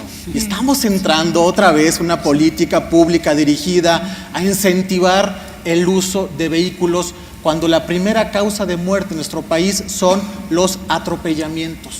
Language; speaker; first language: Spanish; native; Spanish